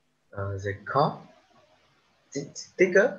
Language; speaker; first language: English; non-native, learner; Vietnamese